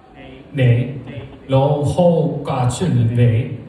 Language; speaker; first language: Chinese; non-native, learner; Korean